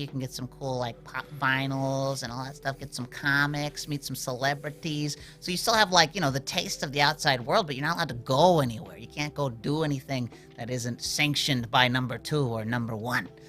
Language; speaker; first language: English; native; English